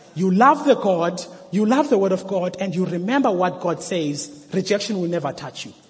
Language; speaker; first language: English; non-native, local second language; Xhosa